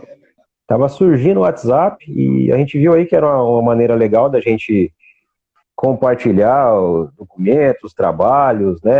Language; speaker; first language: Portuguese; native; Portuguese